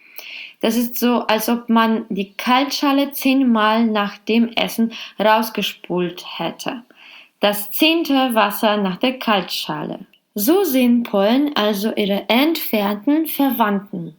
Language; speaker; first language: German; non-native, learner; Polish